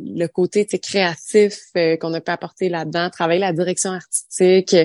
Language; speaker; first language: French; native; French